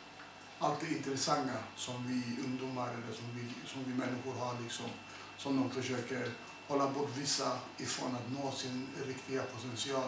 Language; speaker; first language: Swedish; non-native, fluent; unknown